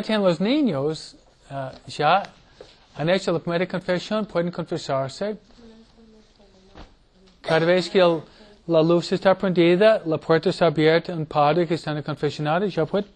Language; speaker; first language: Spanish; non-native, fluent; English